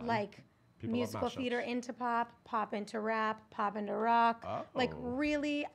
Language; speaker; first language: English; native; English